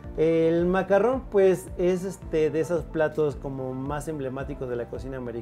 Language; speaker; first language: Spanish; native; Spanish